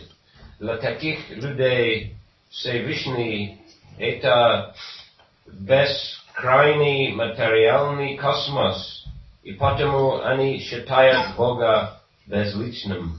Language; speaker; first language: Russian; non-native, fluent; English